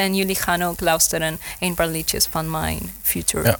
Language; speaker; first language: Dutch; non-native, learner; Spanish